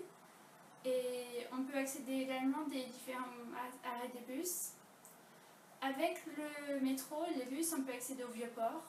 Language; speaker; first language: French; non-native, fluent; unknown